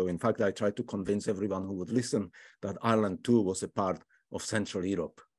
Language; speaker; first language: English; non-native, fluent; Slovak